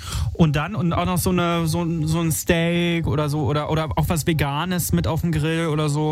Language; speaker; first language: German; native; German